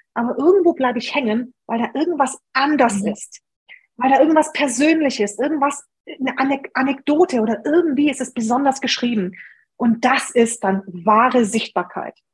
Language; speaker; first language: German; early bilingual, other home language; Hungarian